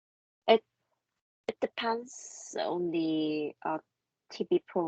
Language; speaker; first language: English; non-native, learner; Korean